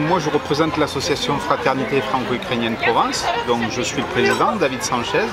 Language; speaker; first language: French; native; French